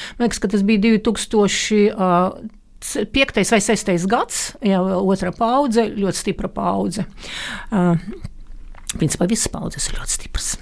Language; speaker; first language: Latvian; non-native, local second language; Russian